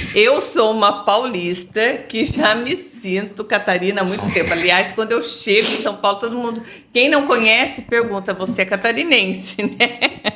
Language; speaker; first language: Portuguese; native; Portuguese